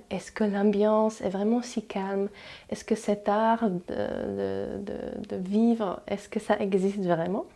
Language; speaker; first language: French; non-native, fluent; Czech